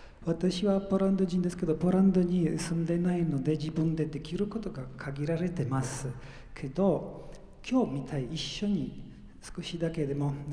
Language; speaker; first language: Japanese; non-native, fluent; Polish